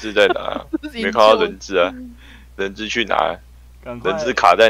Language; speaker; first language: Chinese; native; Chinese